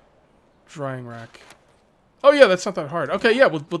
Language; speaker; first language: English; native; English